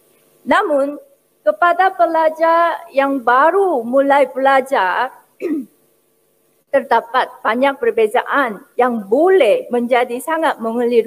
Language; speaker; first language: Indonesian; non-native, fluent; Korean